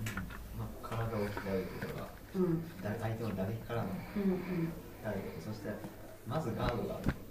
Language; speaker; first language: Japanese; native; Japanese